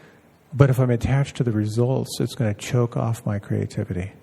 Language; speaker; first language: English; native; English